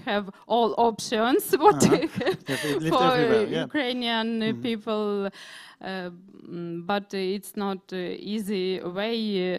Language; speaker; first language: English; non-native, learner; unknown